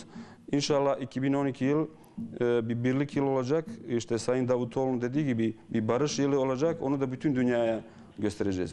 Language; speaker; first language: Turkish; non-native, fluent; Bosnian